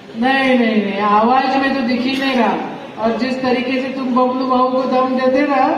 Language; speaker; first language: Hindi; non-native, local second language; Marathi